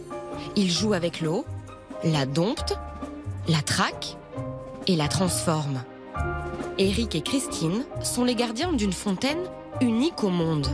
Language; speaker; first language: French; native; French